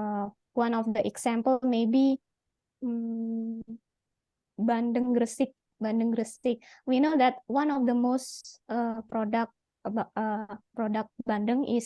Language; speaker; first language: English; non-native, learner; Indonesian